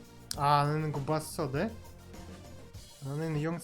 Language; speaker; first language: Korean; non-native, learner; Russian